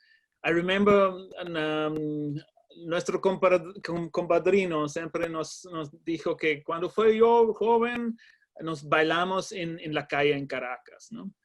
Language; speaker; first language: Spanish; non-native, learner; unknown